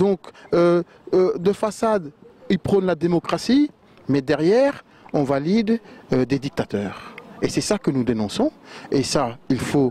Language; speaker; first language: French; non-native, local second language; Wolof